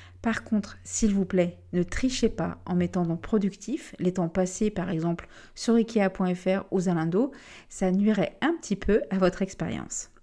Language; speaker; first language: French; native; French